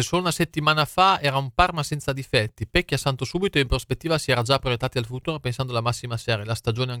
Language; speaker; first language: Italian; native; Italian